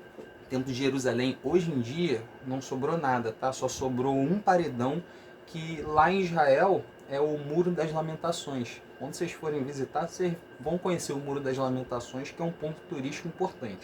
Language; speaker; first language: Portuguese; native; Portuguese